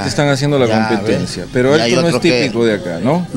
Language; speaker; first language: Spanish; native; Spanish